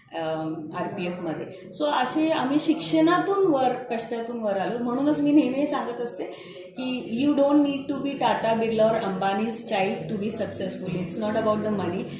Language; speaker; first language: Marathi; non-native, local second language; Hindi